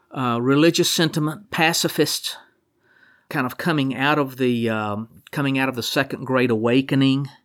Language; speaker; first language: English; native; English